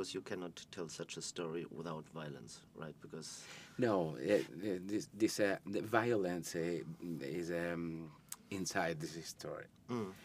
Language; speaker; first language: English; non-native, learner; Italian